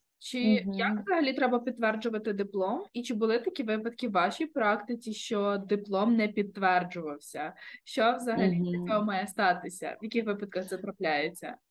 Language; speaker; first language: Ukrainian; native; Ukrainian